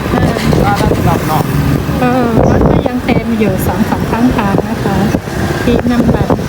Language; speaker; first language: Thai; non-native, fluent; Shan